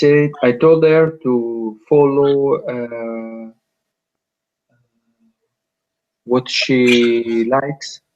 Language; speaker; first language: English; non-native, learner; Italian